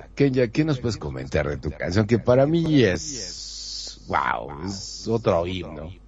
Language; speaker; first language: Spanish; native; Spanish